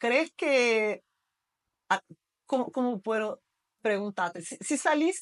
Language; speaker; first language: Spanish; non-native, fluent; Portuguese